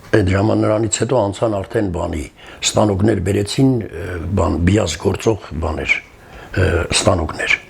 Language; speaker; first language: Armenian; non-native, local second language; Kurdish